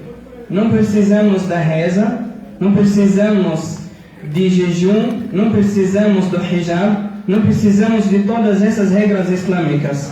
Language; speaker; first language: Portuguese; non-native, fluent; Arabic